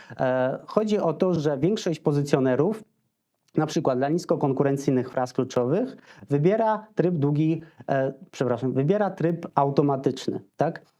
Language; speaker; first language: Polish; non-native, fluent; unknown